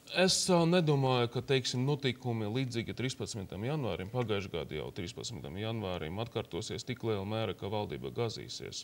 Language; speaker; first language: Latvian; non-native, local second language; Russian